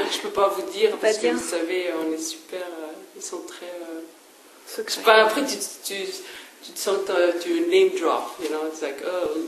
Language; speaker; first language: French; non-native, fluent; English